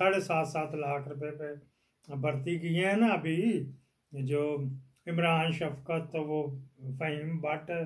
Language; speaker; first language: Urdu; non-native, local second language; Punjabi